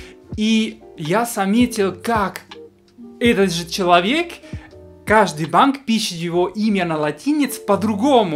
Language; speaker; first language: Russian; non-native, fluent; Spanish